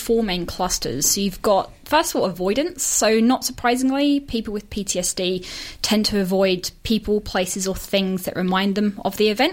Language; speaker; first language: English; native; English